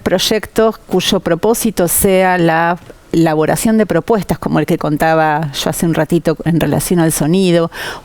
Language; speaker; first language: Spanish; native; Spanish